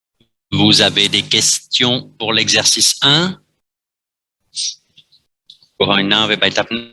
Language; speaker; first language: French; non-native, fluent; Vietnamese